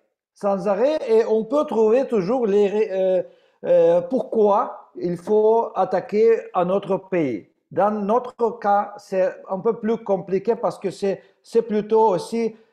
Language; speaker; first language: French; non-native, fluent; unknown